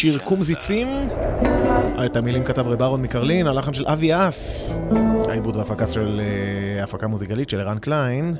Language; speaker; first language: Hebrew; native; Hebrew